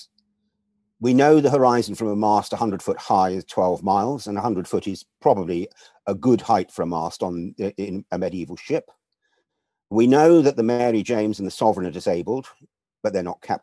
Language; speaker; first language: English; native; English